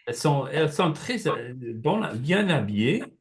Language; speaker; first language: French; non-native, learner; English